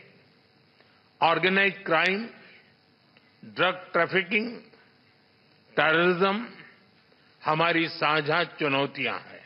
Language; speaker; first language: Hindi; native; Hindi